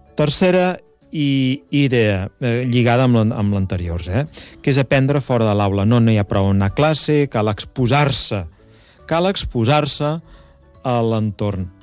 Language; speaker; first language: Catalan; native; Catalan